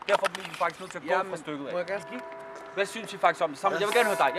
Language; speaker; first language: Danish; native; Danish